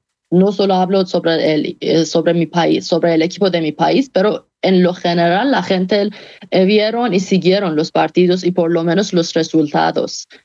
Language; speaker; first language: Spanish; non-native, fluent; Persian